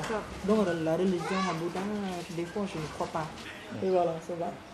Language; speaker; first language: French; non-native, fluent; Khmer